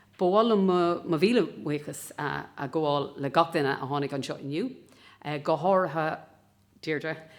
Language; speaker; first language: Irish; native; Irish